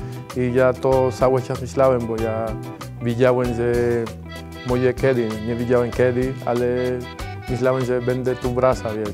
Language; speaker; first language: Polish; non-native, learner; Spanish